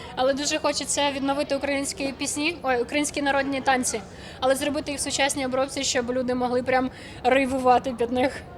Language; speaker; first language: Ukrainian; native; Ukrainian